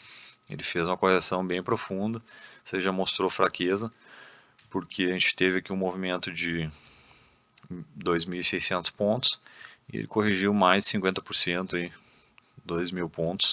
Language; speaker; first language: Portuguese; native; Portuguese